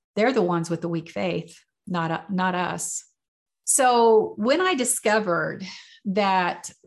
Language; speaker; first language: English; native; English